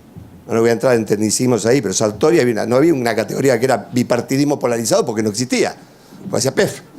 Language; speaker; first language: Spanish; native; Spanish